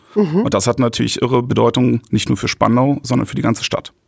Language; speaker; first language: German; native; German